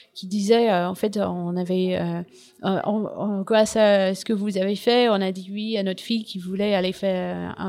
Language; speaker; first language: French; non-native, fluent; English